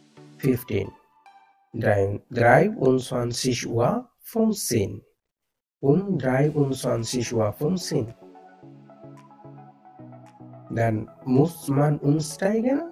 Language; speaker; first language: German; non-native, fluent; Bangla